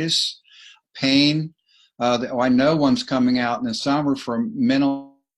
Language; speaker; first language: English; native; English